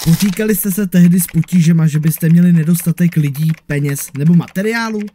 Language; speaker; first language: Czech; native; Czech